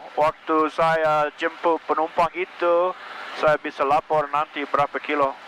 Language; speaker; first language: Indonesian; non-native, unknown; English